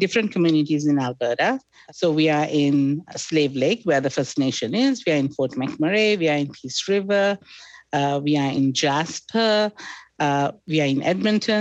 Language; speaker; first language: English; non-native, local second language; Sinhala